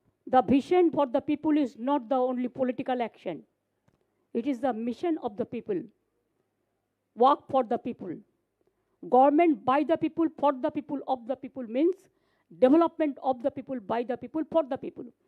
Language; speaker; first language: English; non-native, local second language; Bangla